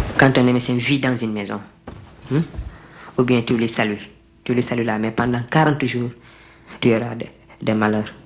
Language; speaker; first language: French; non-native, local second language; Wolof